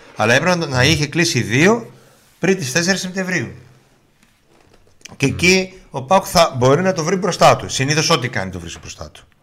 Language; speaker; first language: Greek; early bilingual, heritage; Greek